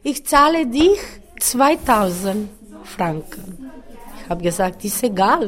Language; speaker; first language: German; non-native, learner; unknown